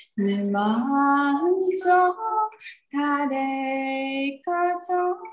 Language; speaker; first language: Korean; non-native, learner; Vietnamese